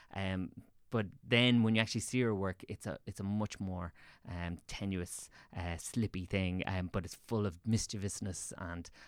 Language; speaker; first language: English; native; English